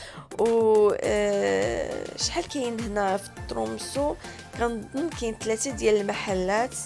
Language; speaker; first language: Arabic; native; Arabic